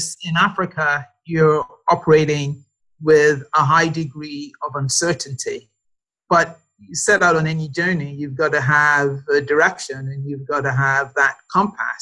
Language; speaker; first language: English; non-native, local second language; Yoruba